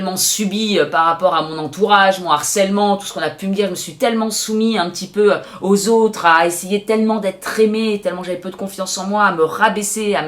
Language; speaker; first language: French; native; French